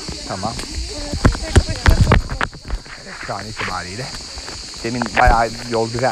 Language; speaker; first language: Turkish; native; Turkish